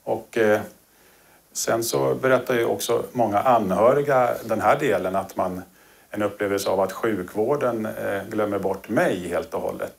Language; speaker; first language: Swedish; native; Swedish